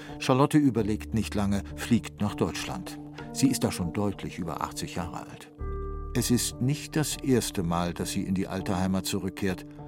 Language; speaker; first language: German; native; German